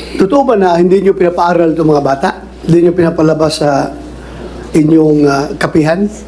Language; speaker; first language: Filipino; non-native, local second language; Cebuano